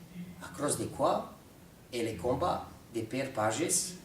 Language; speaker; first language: French; non-native, learner; Serbian